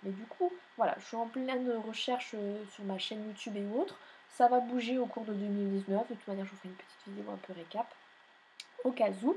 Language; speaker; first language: French; native; French